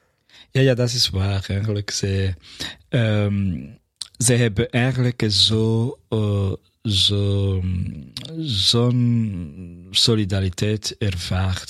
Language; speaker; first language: Dutch; non-native, fluent; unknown